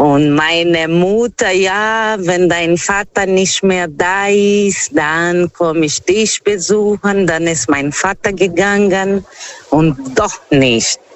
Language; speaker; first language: German; non-native, learner; Portuguese